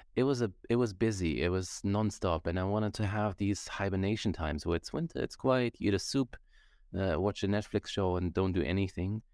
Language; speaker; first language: English; non-native, fluent; German